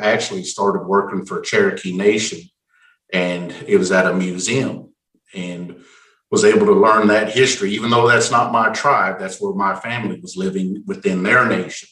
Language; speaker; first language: English; native; English